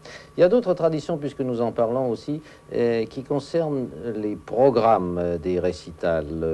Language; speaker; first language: French; native; French